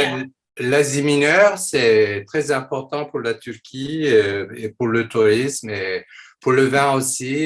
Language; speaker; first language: French; non-native, fluent; Turkish